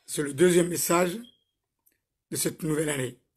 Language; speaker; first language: French; non-native, local second language; Somali